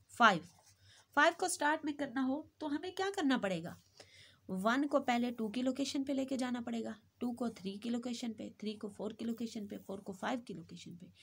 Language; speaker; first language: Urdu; native; Urdu